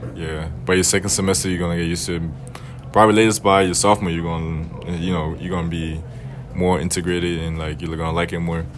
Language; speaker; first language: English; non-native, fluent; German